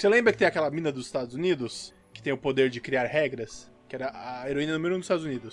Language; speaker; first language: Portuguese; native; Portuguese